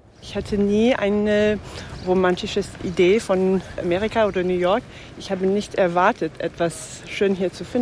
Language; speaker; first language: German; non-native, fluent; English